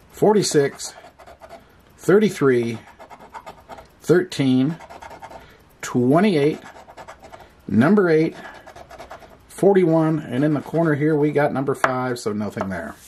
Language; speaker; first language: English; native; English